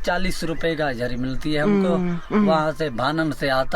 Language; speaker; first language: Hindi; non-native, local second language; Sindhi